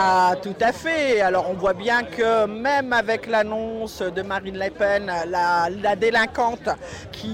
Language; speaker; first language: French; native; French